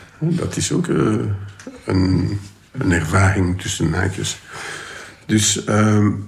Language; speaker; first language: Dutch; non-native, local second language; French